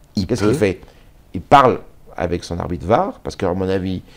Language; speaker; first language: French; native; French